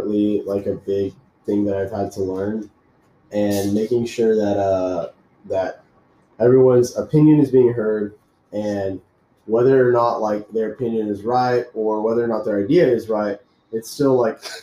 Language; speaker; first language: English; native; English